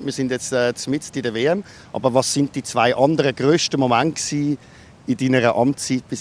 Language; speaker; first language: German; native; German